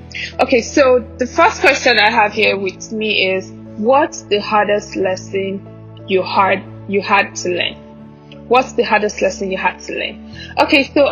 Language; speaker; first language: English; non-native, local second language; Igbo